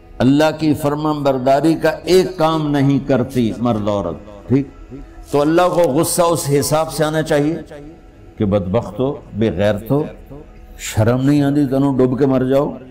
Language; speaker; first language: Urdu; non-native, local second language; Punjabi